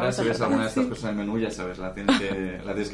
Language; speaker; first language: Spanish; native; Spanish